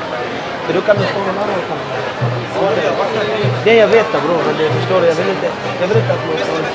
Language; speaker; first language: Swedish; non-native, fluent; Arabic